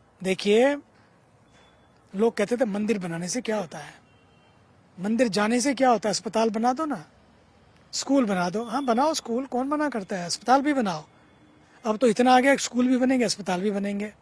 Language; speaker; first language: Hindi; native; Hindi